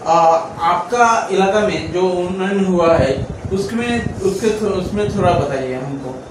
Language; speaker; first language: Hindi; non-native, local second language; Bangla